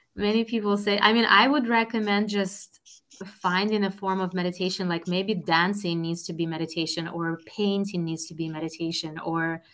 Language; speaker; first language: English; non-native, fluent; Russian